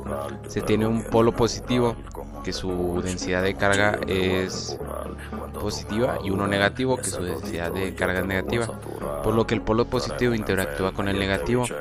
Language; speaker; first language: Spanish; native; Spanish